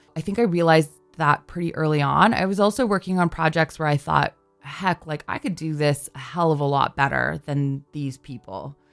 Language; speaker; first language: English; native; English